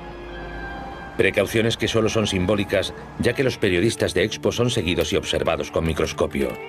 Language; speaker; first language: Spanish; native; Spanish